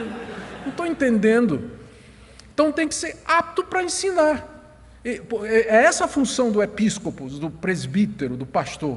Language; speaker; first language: Portuguese; native; Portuguese